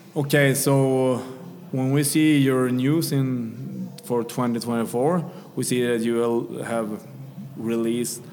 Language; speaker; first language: English; non-native, fluent; Swedish